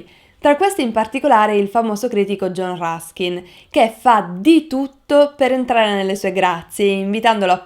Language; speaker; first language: Italian; native; Italian